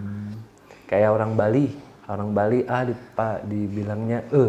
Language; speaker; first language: Indonesian; native; Indonesian